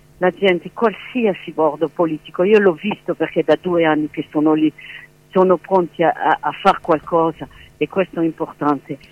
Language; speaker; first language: Italian; non-native, fluent; French